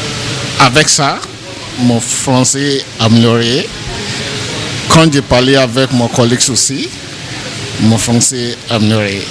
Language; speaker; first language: French; non-native, learner; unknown